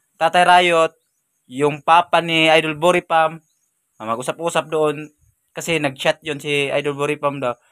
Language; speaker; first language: Filipino; non-native, local second language; Masbatenyo